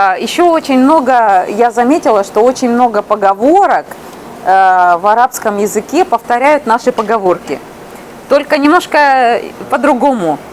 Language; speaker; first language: Russian; native; Russian